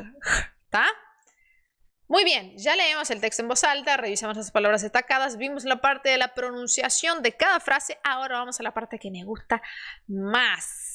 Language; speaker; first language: Spanish; non-native, fluent; Portuguese